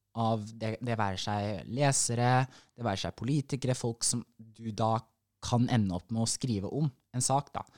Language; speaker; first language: Norwegian; early bilingual, other home language; Somali